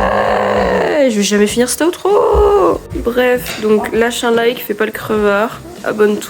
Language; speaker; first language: French; native; French